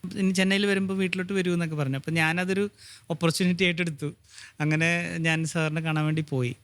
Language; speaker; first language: Malayalam; native; Malayalam